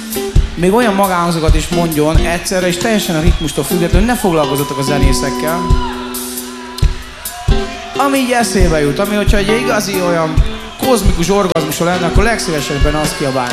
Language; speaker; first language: Hungarian; native; Hungarian